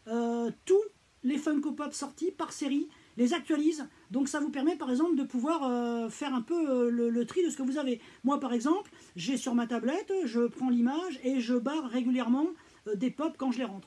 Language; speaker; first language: French; native; French